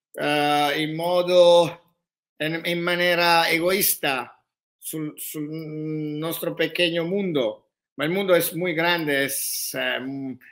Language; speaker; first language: Spanish; non-native, learner; Italian